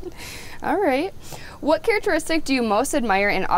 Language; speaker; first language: English; native; English